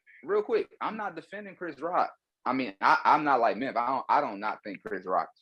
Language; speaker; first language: English; native; English